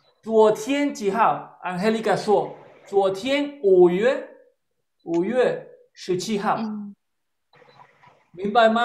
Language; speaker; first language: Chinese; non-native, fluent; Spanish